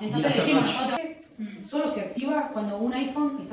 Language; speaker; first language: Spanish; native; Spanish